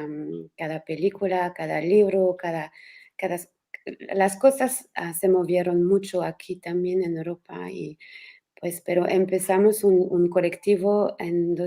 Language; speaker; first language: Spanish; non-native, learner; French